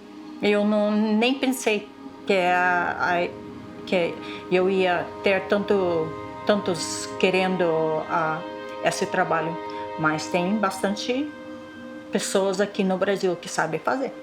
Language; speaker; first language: Portuguese; non-native, local second language; Russian